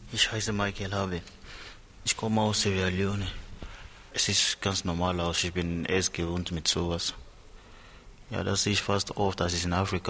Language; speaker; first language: German; non-native, fluent; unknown